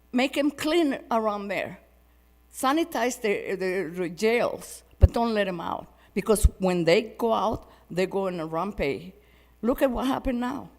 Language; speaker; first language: English; non-native, fluent; Spanish